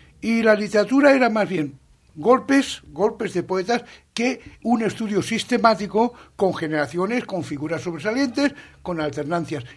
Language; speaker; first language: Spanish; non-native, local second language; Catalan